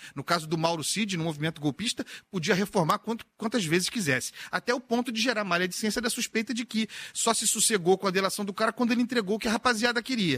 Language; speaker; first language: Portuguese; native; Portuguese